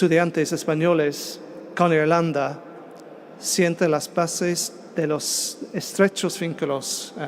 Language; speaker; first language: Spanish; non-native, fluent; English